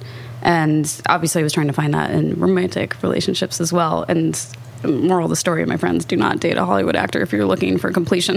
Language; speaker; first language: English; native; English